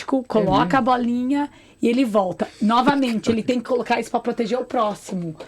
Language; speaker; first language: Portuguese; native; Portuguese